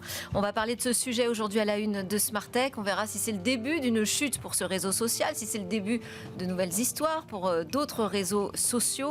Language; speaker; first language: French; native; French